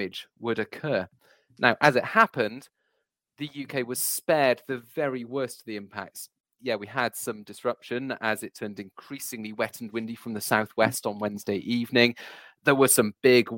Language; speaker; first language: English; native; English